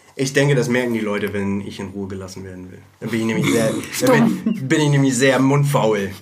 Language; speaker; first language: German; native; German